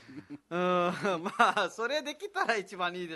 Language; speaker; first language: Japanese; non-native, fluent; Nepali